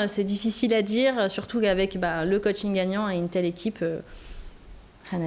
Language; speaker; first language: French; native; French